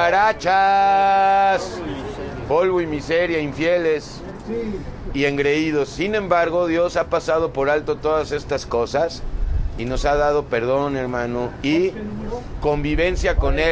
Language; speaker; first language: Spanish; native; Spanish